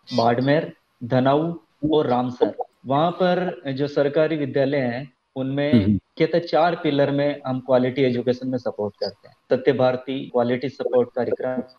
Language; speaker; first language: Hindi; native; Hindi